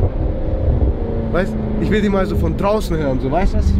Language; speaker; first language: German; early bilingual, other home language; Turkish